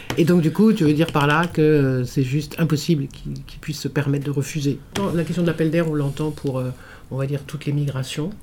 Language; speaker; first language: French; native; French